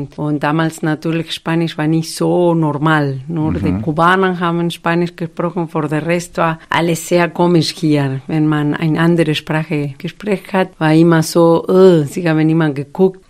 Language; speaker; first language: German; non-native, fluent; Spanish